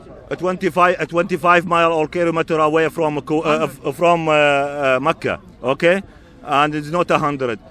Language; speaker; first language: English; non-native, learner; Arabic